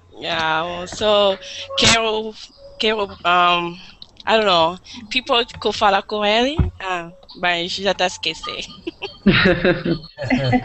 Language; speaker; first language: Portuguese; non-native, learner; Lingala